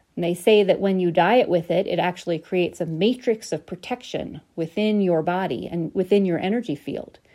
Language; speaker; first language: English; native; English